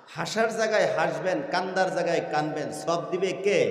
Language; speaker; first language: Bangla; non-native, local second language; Assamese